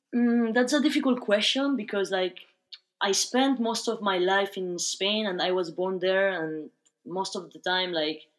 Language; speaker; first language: English; non-native, fluent; Spanish